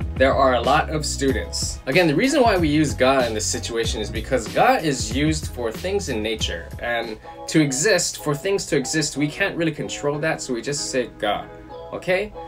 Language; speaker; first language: English; native; English